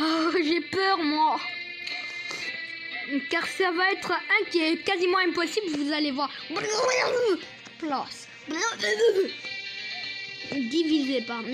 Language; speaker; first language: French; native; French